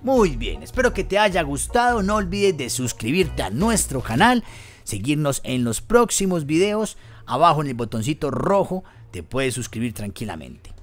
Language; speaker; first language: Spanish; native; Spanish